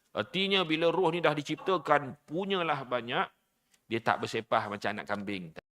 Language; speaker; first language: Malay; native; Malay